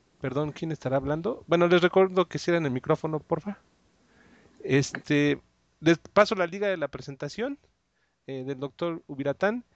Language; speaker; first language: Spanish; native; Spanish